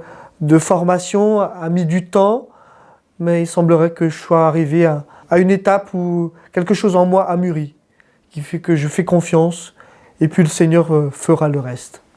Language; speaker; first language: French; non-native, local second language; Malagasy